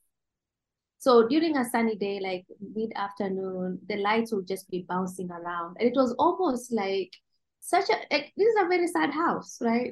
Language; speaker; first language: English; non-native, local second language; Kalenjin